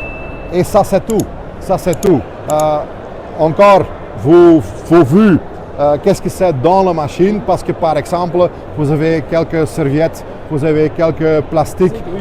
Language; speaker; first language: French; non-native, local second language; Dutch